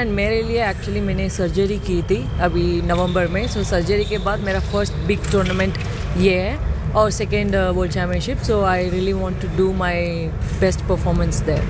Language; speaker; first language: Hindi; non-native, local second language; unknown